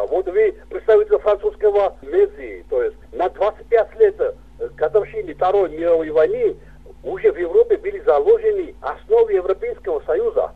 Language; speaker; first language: Russian; non-native, local second language; Georgian